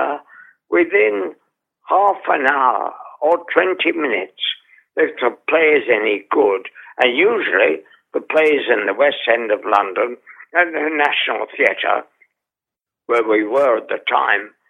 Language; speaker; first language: English; native; English